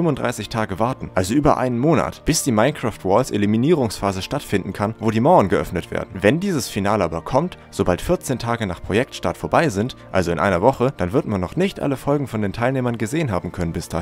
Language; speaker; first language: German; native; German